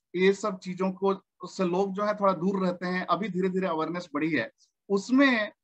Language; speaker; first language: Hindi; native; Hindi